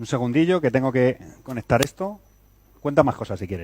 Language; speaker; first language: Spanish; native; Spanish